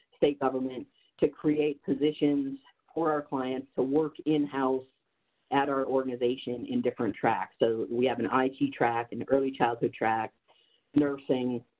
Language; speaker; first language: English; native; English